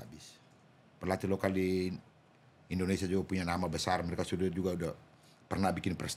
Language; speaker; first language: Indonesian; non-native, local second language; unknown